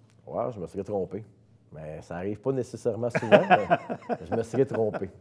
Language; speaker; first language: French; native; French